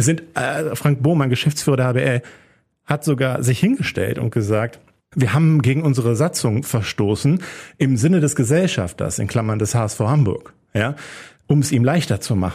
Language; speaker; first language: German; native; German